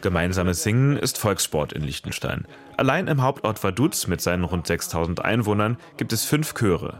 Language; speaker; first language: German; native; German